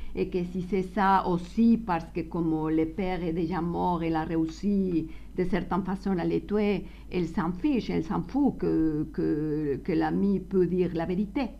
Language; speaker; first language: French; non-native, fluent; Spanish